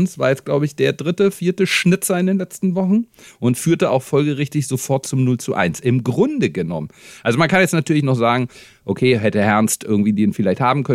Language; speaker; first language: German; native; German